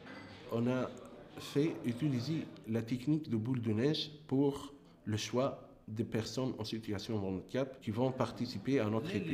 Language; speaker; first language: French; non-native, local second language; Arabic